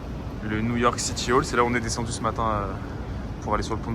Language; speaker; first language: French; native; French